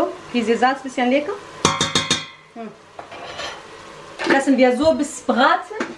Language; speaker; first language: German; non-native, learner; Kurdish